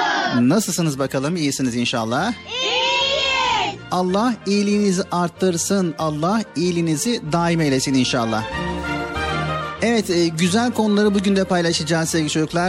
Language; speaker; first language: Turkish; native; Turkish